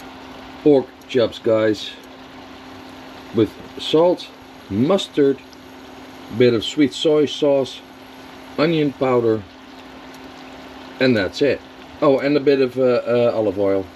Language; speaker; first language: English; non-native, fluent; Dutch